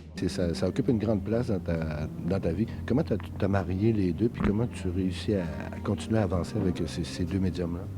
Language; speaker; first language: French; native; French